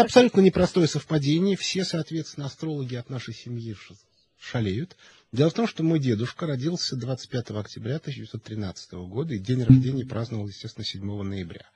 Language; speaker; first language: Russian; native; Russian